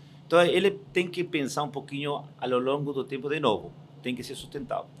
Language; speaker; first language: Portuguese; non-native, fluent; Spanish